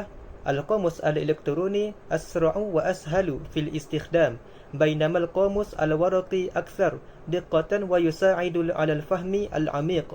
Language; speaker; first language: Arabic; non-native, learner; Malay